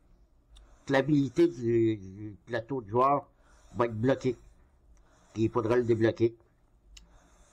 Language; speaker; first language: French; native; French